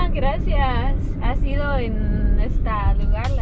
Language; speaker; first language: Spanish; non-native, learner; English